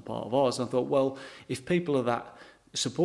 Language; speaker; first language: English; native; English